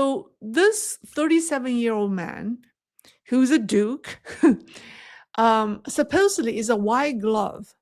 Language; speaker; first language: English; non-native, fluent; Chinese